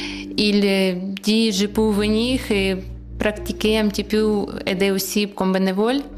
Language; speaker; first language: French; non-native, learner; Ukrainian